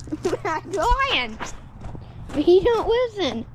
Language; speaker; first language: English; native; English